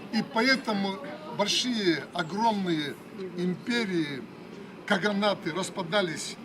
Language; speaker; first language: Russian; non-native, local second language; Karachay-Balkar